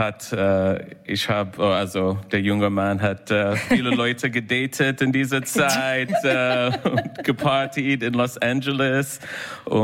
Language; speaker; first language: German; non-native, fluent; English